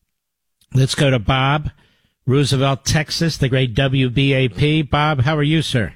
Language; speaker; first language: English; native; English